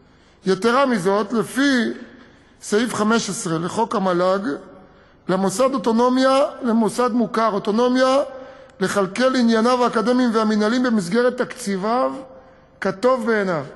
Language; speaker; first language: Hebrew; native; Hebrew